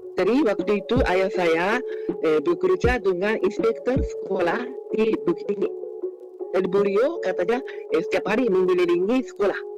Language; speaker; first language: Malay; non-native, fluent; Japanese